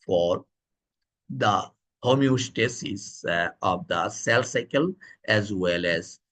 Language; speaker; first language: English; non-native, local second language; Bangla